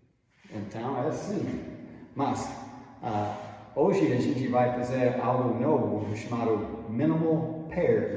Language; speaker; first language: Portuguese; non-native, fluent; English